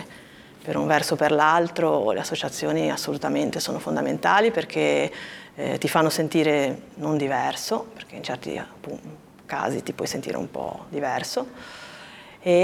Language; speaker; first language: Italian; native; Italian